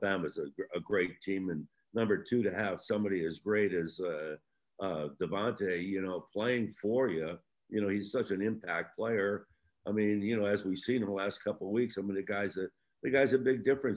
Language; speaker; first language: English; native; English